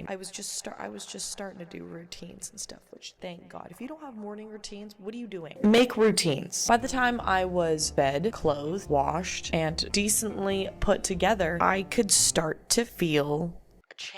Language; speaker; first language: English; native; English